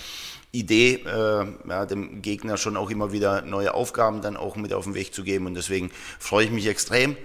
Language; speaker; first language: German; native; German